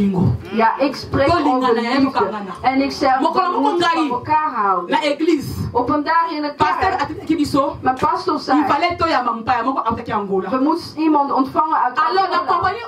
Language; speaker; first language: Dutch; non-native, fluent; Lingala